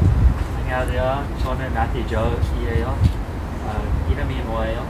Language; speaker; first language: Korean; non-native, learner; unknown